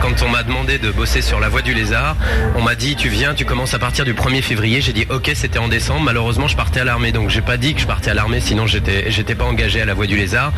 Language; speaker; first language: French; native; French